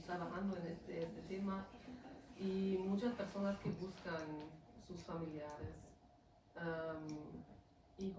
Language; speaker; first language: Spanish; non-native, fluent; German